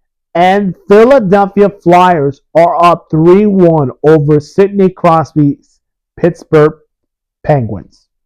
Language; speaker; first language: English; early bilingual, other home language; Spanish